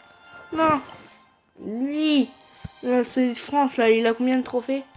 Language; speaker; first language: French; native; French